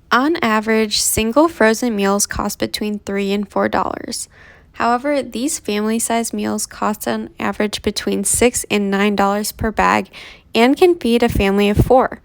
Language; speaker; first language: English; native; English